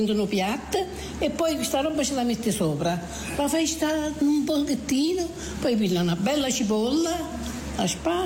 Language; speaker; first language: Italian; native; Italian